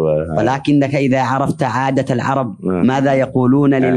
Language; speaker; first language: Arabic; native; Arabic